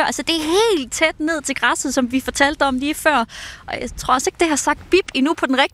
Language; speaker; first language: Danish; native; Danish